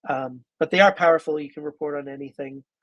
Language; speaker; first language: English; native; English